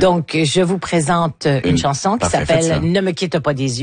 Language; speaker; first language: French; native; French